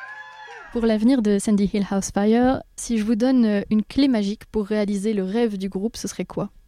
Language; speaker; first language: French; native; French